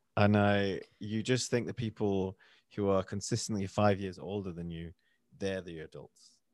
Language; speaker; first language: English; native; English